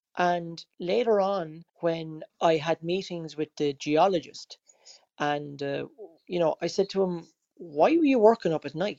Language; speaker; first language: English; native; English